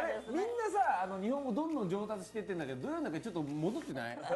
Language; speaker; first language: Japanese; native; Japanese